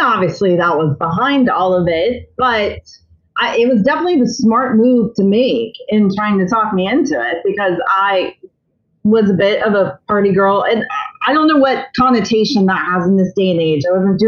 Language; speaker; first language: English; native; English